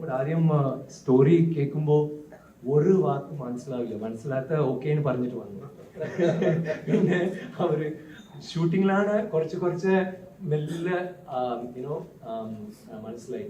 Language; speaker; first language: Malayalam; non-native, learner; Tamil